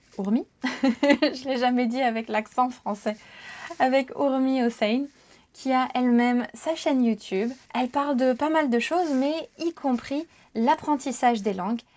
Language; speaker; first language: French; native; French